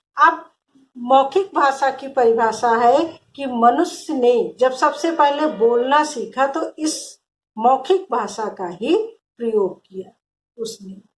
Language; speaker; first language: Hindi; native; Hindi